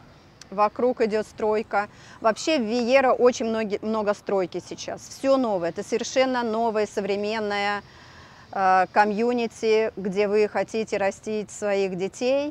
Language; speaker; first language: Russian; native; Russian